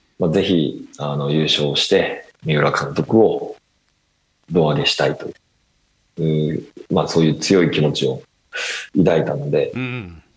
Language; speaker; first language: Japanese; native; Japanese